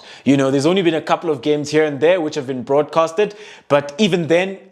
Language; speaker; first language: English; non-native, local second language; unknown